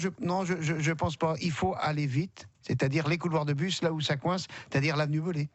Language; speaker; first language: French; native; French